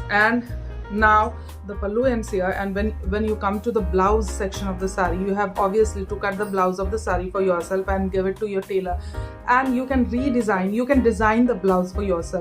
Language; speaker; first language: English; non-native, local second language; Hindi